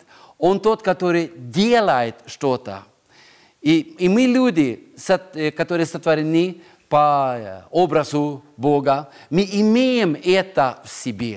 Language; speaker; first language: Russian; non-native, fluent; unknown